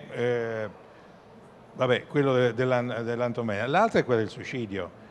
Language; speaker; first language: Italian; native; Italian